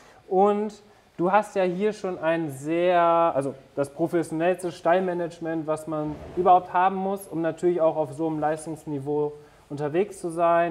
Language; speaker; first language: German; native; German